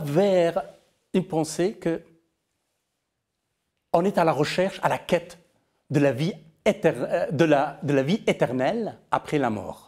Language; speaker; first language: French; non-native, fluent; Persian